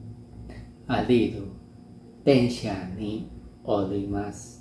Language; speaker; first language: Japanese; non-native, fluent; Chinese